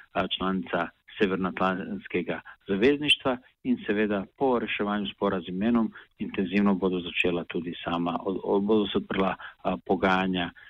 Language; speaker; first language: Slovenian; non-native, local second language; Bosnian